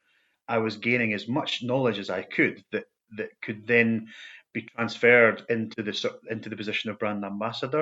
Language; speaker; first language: English; native; English